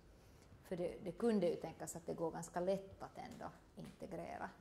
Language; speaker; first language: Swedish; native; Swedish